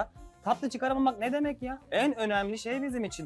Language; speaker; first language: Turkish; native; Turkish